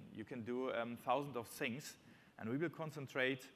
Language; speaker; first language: English; non-native, fluent; German